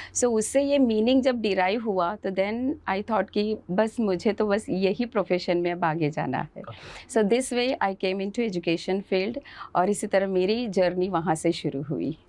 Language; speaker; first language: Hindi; non-native, local second language; Kannada